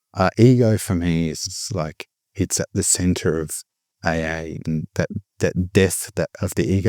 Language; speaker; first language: English; native; English